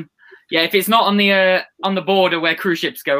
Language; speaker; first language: English; native; English